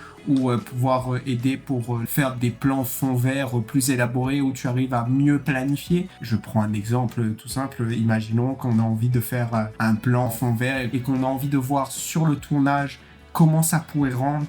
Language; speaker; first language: French; native; French